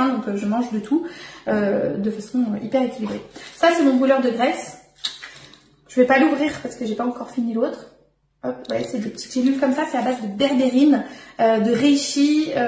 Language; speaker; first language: French; native; French